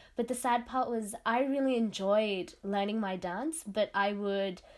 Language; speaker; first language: English; non-native, local second language; Tamil